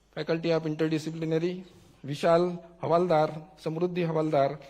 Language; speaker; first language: Hindi; non-native, local second language; Marathi